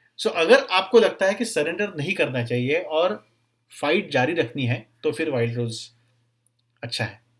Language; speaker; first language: Hindi; non-native, local second language; Marathi